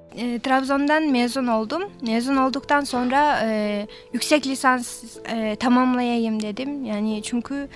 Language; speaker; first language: Turkish; non-native, fluent; Kyrgyz